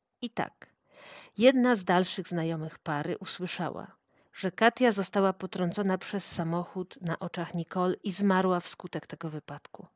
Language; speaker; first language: Polish; native; Polish